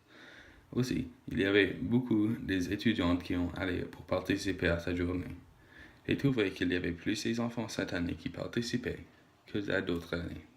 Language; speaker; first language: French; non-native, learner; English